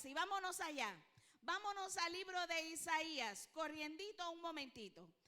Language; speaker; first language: Spanish; native; Spanish